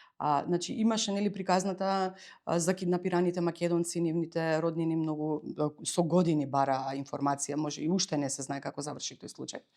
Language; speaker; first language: Macedonian; native; Macedonian